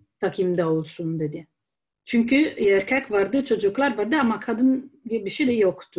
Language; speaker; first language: Turkish; non-native, fluent; Italian